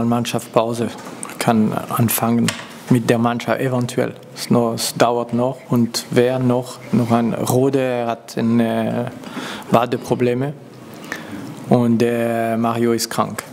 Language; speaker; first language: German; non-native, local second language; French